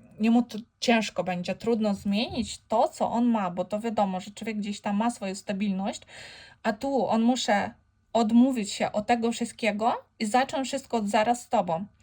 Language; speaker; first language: Polish; non-native, fluent; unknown